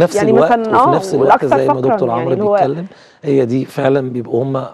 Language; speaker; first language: Arabic; native; Arabic